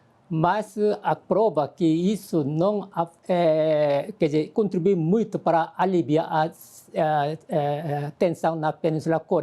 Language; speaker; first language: Portuguese; non-native, learner; Korean